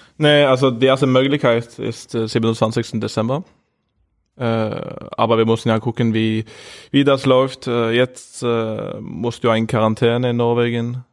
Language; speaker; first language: German; non-native, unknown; Norwegian